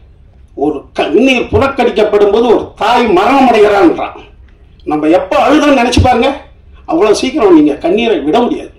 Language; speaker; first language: Tamil; native; Tamil